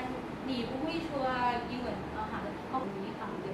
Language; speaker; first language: Chinese; non-native, learner; Thai